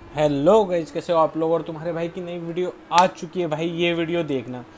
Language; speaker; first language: Hindi; native; Hindi